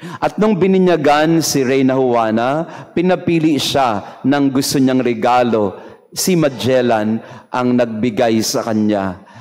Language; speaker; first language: Filipino; non-native, local second language; Bikol